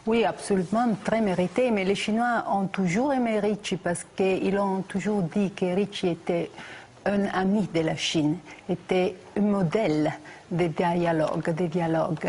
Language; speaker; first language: French; non-native, fluent; Italian